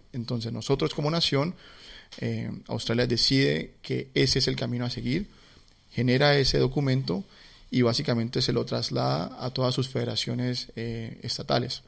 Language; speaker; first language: Spanish; native; Spanish